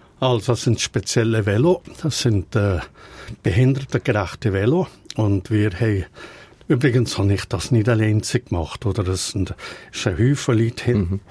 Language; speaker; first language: German; native; German